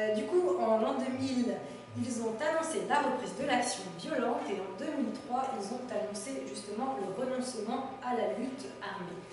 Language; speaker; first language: French; native; French